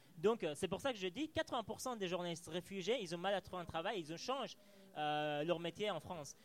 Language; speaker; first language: French; non-native, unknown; Persian